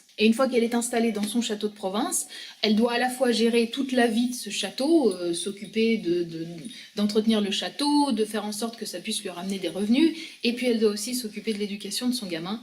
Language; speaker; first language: French; native; French